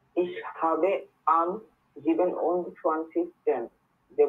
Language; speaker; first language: German; non-native, learner; Bangla